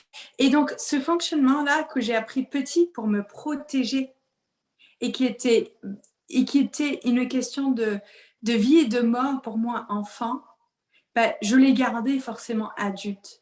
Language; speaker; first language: French; native; French